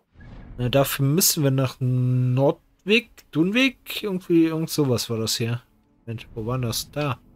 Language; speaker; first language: German; native; German